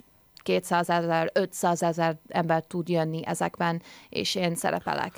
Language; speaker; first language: Hungarian; early bilingual, heritage; English